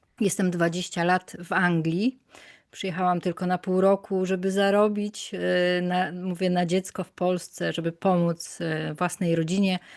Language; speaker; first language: Polish; native; Polish